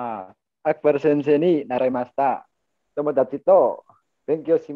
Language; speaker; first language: Japanese; non-native, learner; Indonesian